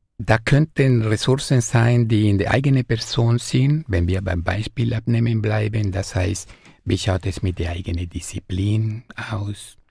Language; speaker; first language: German; non-native, fluent; Spanish